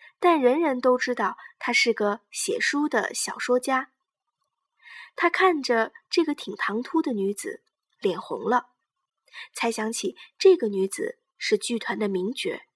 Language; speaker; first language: Chinese; native; Chinese